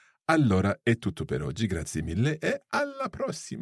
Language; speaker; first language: Italian; non-native, fluent; English